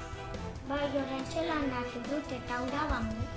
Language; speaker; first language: Basque; non-native, local second language; Spanish